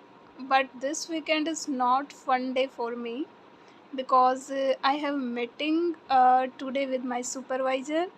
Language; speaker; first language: English; non-native, local second language; Hindi